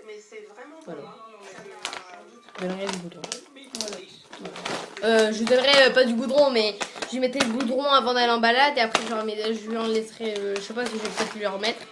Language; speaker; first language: French; native; French